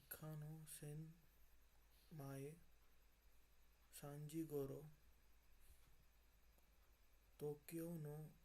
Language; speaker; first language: Japanese; non-native, learner; Marathi